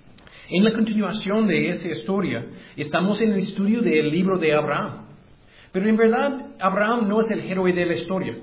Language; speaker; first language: Spanish; non-native, learner; English